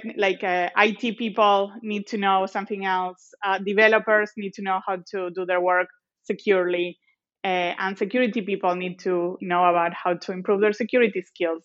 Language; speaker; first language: English; non-native, fluent; Spanish